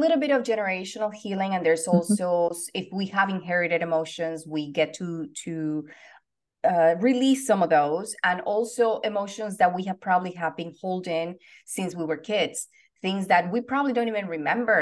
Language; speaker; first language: English; non-native, fluent; Spanish